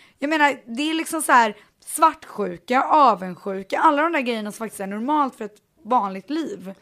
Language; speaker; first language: Swedish; native; Swedish